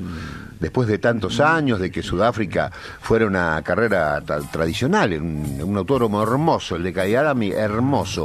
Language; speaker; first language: Spanish; native; Spanish